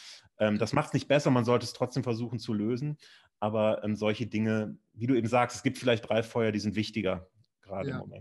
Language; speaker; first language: German; native; German